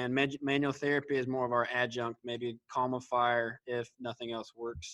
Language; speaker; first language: English; native; English